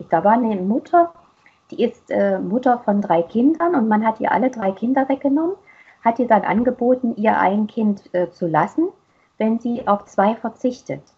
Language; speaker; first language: German; native; German